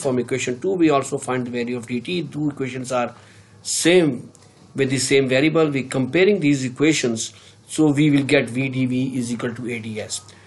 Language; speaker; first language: English; non-native, local second language; Urdu